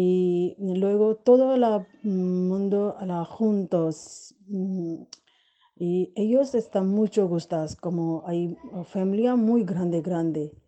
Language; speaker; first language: Spanish; non-native, learner; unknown